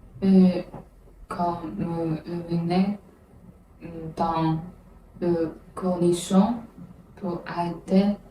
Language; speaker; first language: French; non-native, learner; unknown